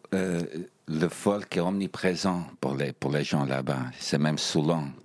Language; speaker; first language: French; early bilingual, other home language; Bosnian